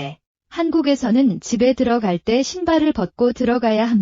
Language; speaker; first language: Korean; non-native, learner; Nepali